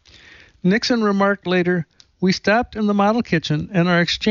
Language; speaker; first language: English; native; English